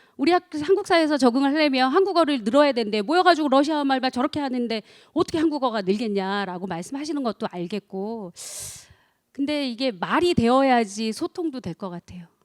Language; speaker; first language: Korean; native; Korean